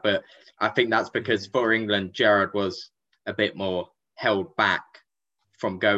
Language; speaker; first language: English; native; English